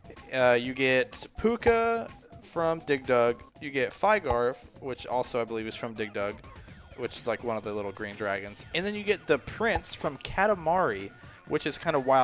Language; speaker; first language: English; native; English